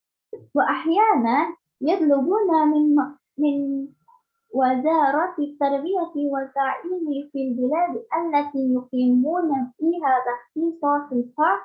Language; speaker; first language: Arabic; non-native, learner; Indonesian